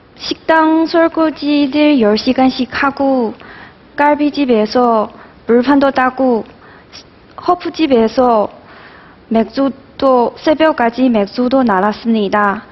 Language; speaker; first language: Korean; non-native, fluent; Chinese